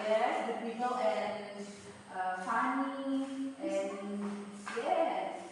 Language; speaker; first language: English; non-native, learner; Indonesian